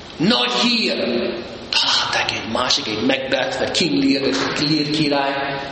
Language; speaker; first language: Hungarian; early bilingual, heritage; Hungarian